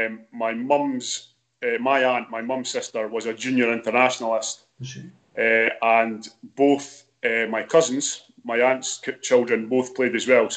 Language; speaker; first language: English; native; English